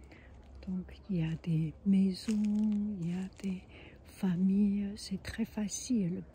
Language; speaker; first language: French; non-native, learner; Chinese